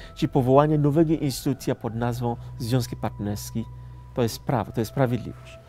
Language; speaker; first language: Polish; non-native, fluent; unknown